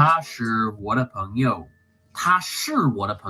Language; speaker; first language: Chinese; native; Chinese